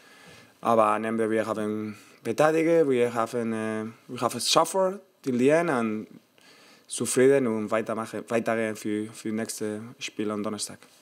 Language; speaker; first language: German; non-native, learner; Spanish